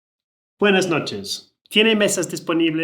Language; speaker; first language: Spanish; non-native, learner; English